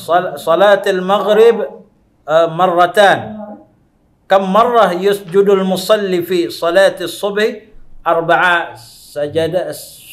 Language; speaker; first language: Arabic; non-native, learner; Indonesian